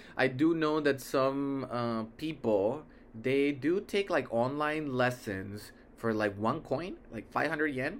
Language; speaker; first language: English; early bilingual, other home language; Spanish